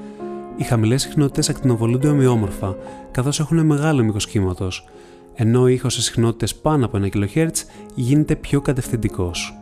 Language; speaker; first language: Greek; native; Greek